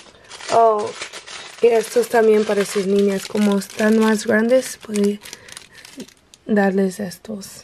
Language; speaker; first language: Spanish; non-native, learner; English